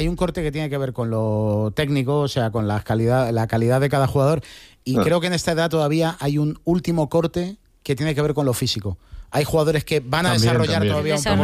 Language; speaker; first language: Spanish; native; Spanish